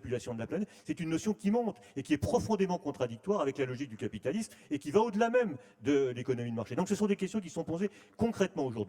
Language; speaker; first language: French; native; French